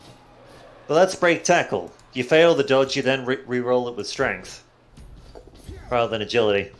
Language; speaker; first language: English; native; English